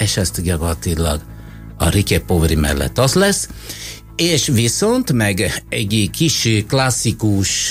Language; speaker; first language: Hungarian; non-native, fluent; Italian